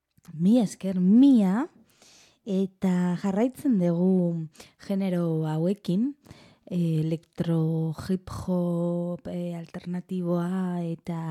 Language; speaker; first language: Basque; non-native, learner; Spanish